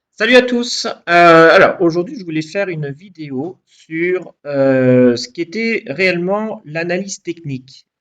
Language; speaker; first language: French; native; French